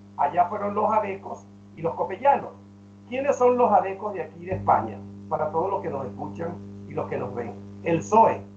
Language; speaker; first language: Spanish; native; Spanish